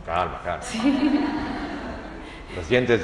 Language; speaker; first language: Spanish; non-native, learner; French